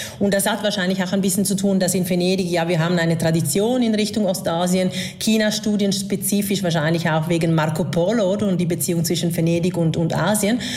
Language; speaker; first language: German; non-native, fluent; Italian